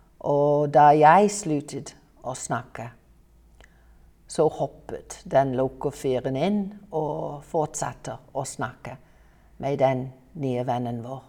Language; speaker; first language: Norwegian; non-native, fluent; English